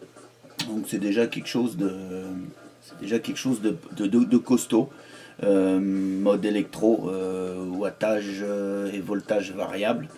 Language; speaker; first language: French; native; French